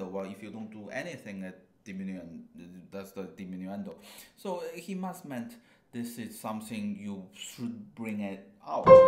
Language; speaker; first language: English; non-native, fluent; Chinese